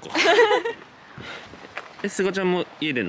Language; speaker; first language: Japanese; native; Japanese